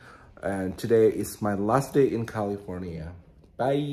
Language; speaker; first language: English; non-native, fluent; Indonesian